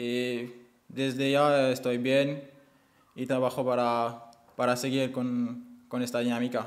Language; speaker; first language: Spanish; non-native, fluent; French